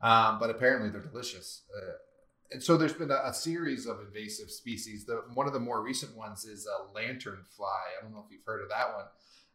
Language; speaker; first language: English; native; English